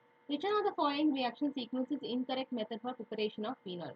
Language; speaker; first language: English; non-native, local second language; Tamil